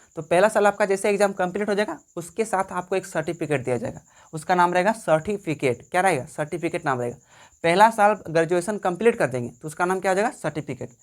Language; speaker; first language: Hindi; native; Hindi